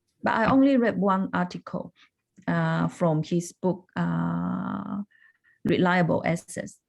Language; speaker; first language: English; non-native, learner; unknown